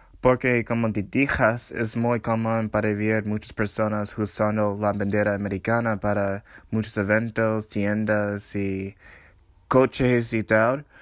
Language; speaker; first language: Spanish; non-native, learner; English